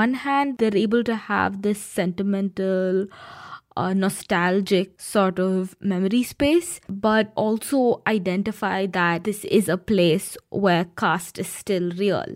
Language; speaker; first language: English; non-native, local second language; Hindi